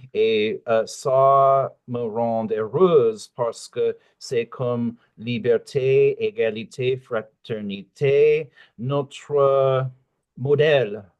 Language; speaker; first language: French; non-native, learner; English